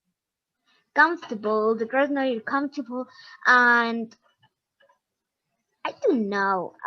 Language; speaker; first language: English; non-native, learner; Spanish